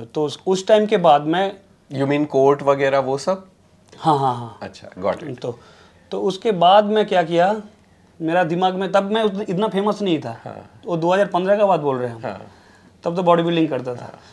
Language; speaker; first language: Hindi; non-native, local second language; Bangla